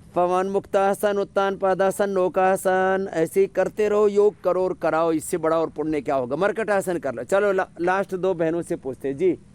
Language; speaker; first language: Hindi; native; Hindi